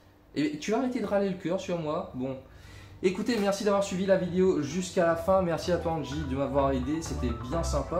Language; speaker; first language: French; native; French